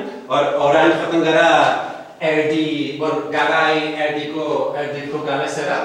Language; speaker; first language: Basque; non-native, fluent; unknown